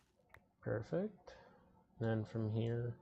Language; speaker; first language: English; native; English